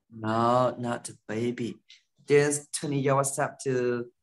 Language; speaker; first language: English; non-native, fluent; Vietnamese